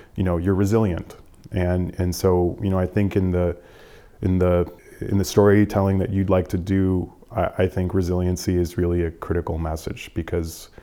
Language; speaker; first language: English; native; English